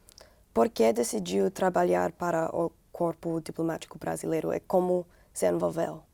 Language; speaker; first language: Portuguese; non-native, learner; English